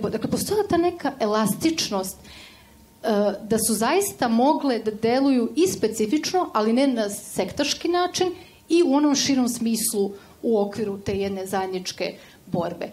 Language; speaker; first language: Serbian; native; Serbian